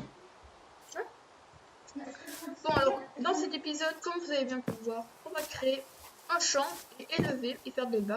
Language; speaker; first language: French; native; French